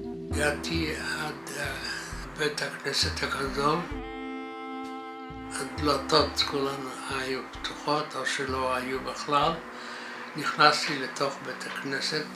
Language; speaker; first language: Hebrew; non-native, fluent; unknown